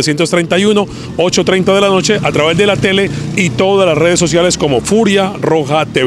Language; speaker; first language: Spanish; native; Spanish